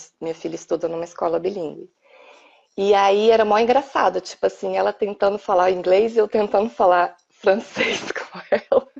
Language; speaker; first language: Portuguese; native; Portuguese